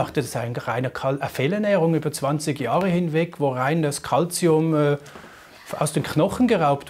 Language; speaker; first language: German; native; German